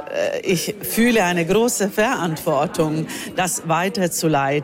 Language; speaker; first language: German; non-native, fluent; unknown